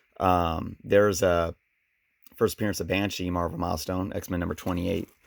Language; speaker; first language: English; native; English